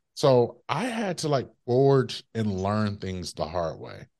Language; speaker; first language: English; native; English